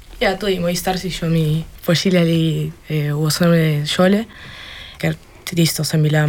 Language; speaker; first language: Slovenian; early bilingual, heritage; Slovenian